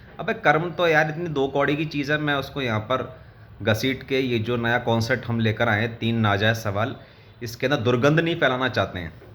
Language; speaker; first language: Hindi; native; Hindi